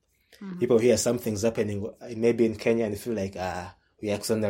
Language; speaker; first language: English; non-native, local second language; Ganda